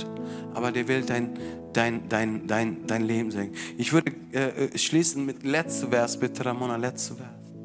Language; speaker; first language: German; non-native, fluent; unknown